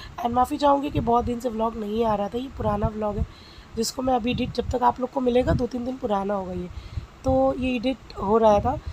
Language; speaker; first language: Hindi; non-native, local second language; Bangla